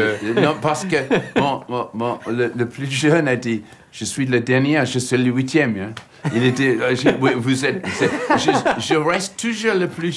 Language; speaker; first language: French; non-native, learner; English